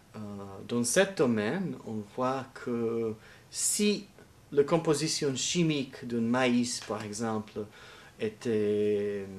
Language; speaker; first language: French; non-native, learner; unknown